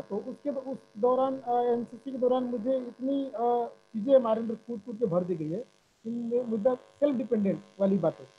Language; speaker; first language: Hindi; native; Hindi